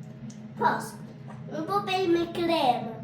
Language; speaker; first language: Albanian; early bilingual, heritage; Albanian